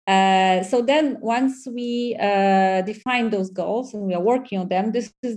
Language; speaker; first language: English; non-native, fluent; Polish